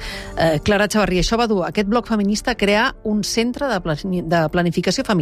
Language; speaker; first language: Catalan; native; Catalan